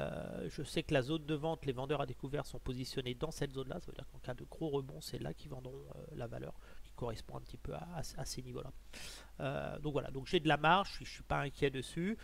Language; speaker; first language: French; native; French